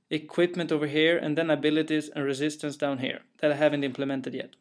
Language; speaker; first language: English; non-native, fluent; Swedish